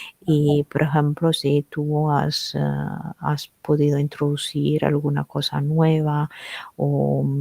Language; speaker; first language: Spanish; non-native, fluent; Italian